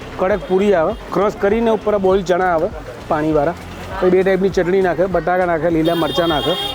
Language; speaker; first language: Gujarati; non-native, local second language; Sindhi